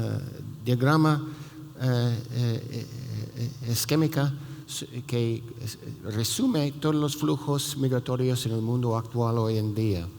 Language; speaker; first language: Spanish; non-native, fluent; English